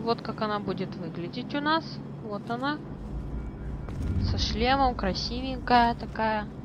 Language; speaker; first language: Russian; native; Russian